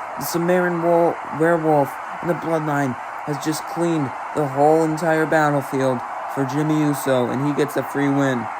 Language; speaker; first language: English; native; English